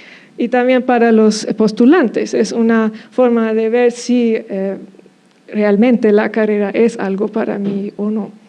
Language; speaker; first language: Spanish; non-native, fluent; German